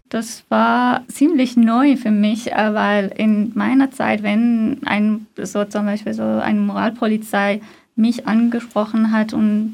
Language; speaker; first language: German; non-native, fluent; Persian